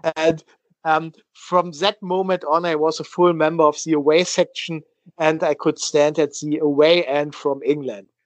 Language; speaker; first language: English; non-native, learner; German